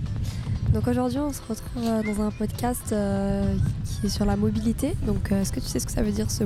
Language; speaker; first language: French; native; French